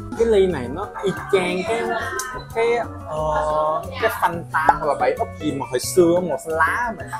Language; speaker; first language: Chinese; early bilingual, heritage; Vietnamese